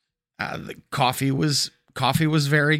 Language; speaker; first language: English; native; English